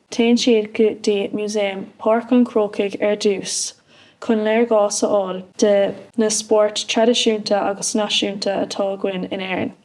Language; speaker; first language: Irish; non-native, local second language; English